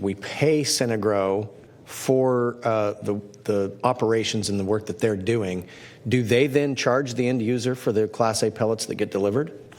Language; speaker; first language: English; native; English